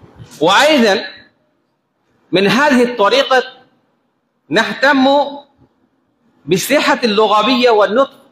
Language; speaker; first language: Arabic; non-native, fluent; Bangla